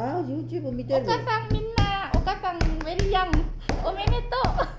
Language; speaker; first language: Japanese; non-native, learner; Thai